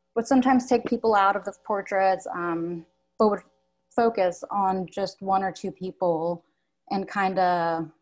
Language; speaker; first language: English; native; English